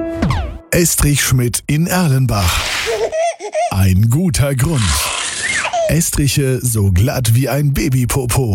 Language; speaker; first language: German; native; German